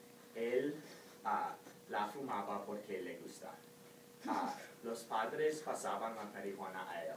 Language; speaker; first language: Spanish; non-native, learner; English